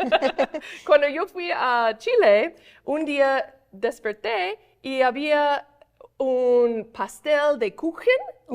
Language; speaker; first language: Spanish; non-native, fluent; English